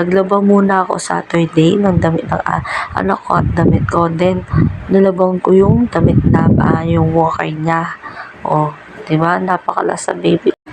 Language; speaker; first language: Filipino; non-native, local second language; Pampanga